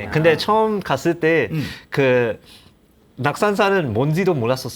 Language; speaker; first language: Korean; non-native, learner; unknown